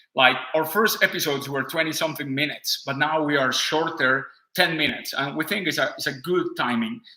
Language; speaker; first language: English; non-native, fluent; Spanish